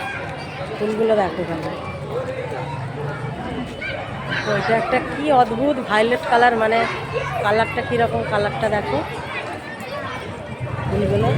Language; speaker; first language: Bangla; native; Bangla